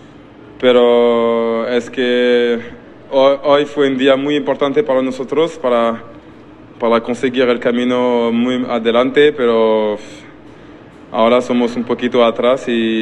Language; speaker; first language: Spanish; non-native, learner; French